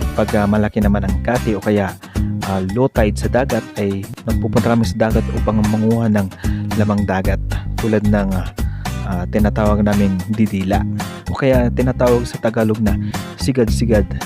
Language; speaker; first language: Filipino; native; Filipino